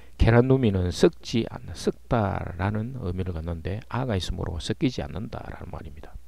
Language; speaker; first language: Korean; native; Korean